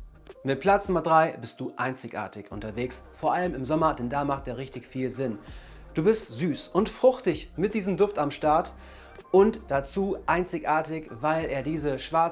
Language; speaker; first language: German; native; German